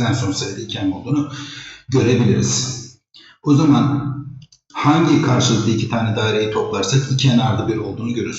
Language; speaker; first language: Turkish; native; Turkish